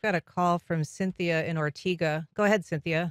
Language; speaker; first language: English; native; English